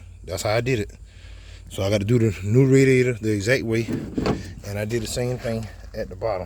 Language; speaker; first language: English; native; English